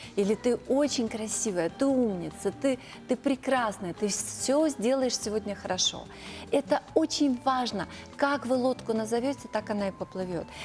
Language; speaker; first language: Russian; native; Russian